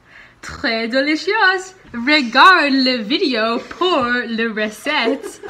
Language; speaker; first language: French; non-native, learner; English